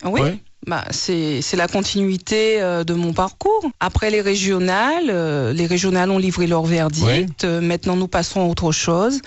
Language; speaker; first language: French; native; French